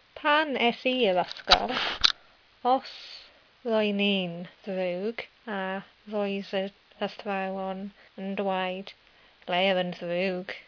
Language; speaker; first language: Welsh; non-native, learner; English